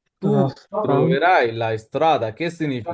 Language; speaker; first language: Italian; non-native, learner; Bangla